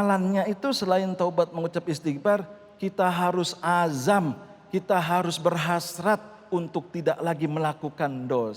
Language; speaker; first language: Indonesian; native; Indonesian